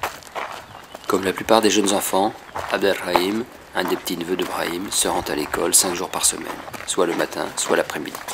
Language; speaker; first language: French; native; French